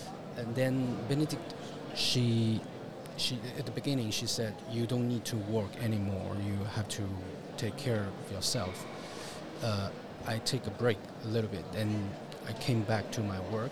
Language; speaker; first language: English; non-native, fluent; Chinese